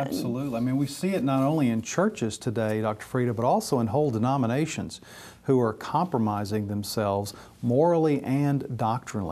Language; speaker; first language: English; native; English